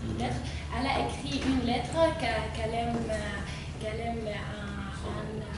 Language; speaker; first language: French; non-native, learner; Arabic